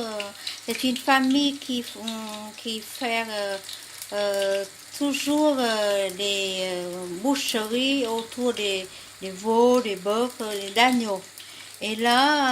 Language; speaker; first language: French; non-native, fluent; Vietnamese